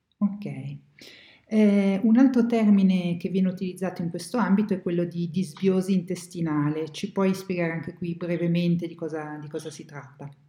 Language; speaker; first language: Italian; native; Italian